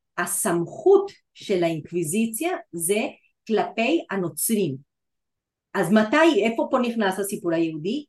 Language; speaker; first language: Hebrew; non-native, fluent; Spanish